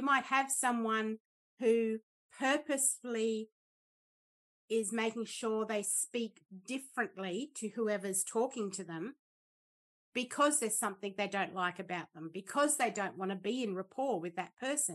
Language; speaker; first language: English; native; English